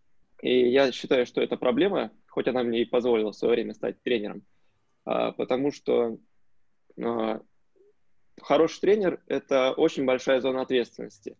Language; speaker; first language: Russian; native; Russian